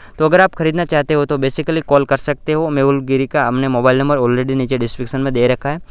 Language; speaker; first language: Hindi; non-native, local second language; Gujarati